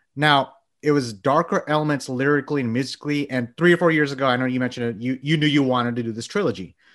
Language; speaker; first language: English; early bilingual, other home language; Bangla